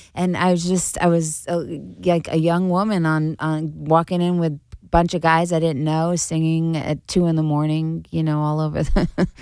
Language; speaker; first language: English; native; English